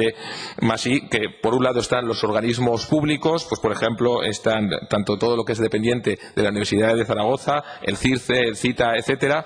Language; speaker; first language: Spanish; native; Spanish